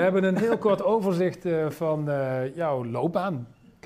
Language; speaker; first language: Dutch; native; Dutch